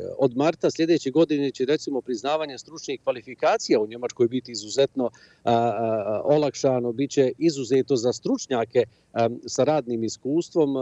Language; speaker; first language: Croatian; native; Croatian